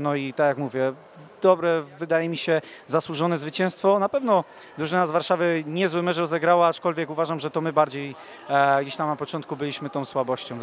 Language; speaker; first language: Polish; native; Polish